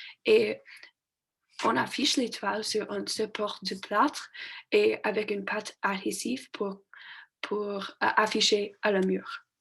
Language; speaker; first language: French; non-native, learner; English